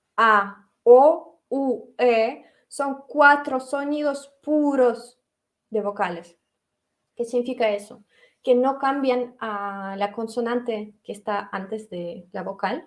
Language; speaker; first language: Spanish; non-native, fluent; Russian